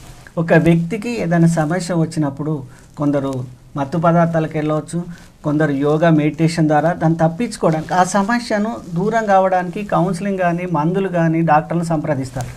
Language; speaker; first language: Telugu; native; Telugu